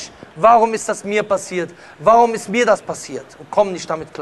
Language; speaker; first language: German; native; German